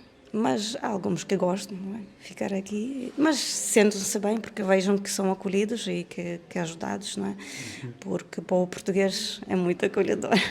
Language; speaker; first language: Portuguese; non-native, fluent; Ukrainian